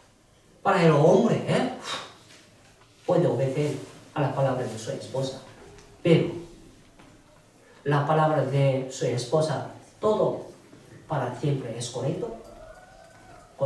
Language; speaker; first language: Spanish; non-native, learner; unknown